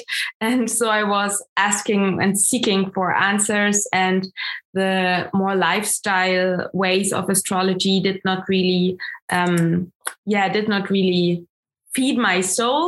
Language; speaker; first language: English; non-native, fluent; German